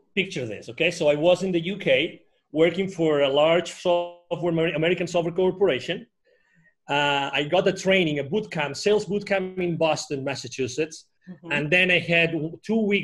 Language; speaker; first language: English; non-native, fluent; Spanish